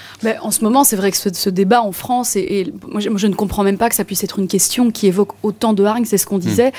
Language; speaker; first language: French; native; French